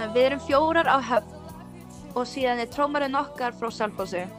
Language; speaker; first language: Icelandic; early bilingual, other home language; Portuguese